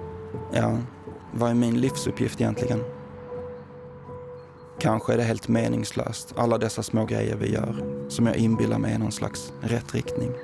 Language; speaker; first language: Swedish; native; Swedish